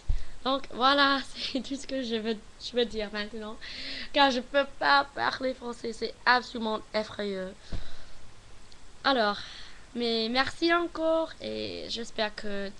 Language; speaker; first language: French; non-native, learner; English